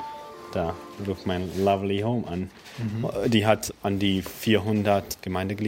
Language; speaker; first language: German; early bilingual, other home language; Russian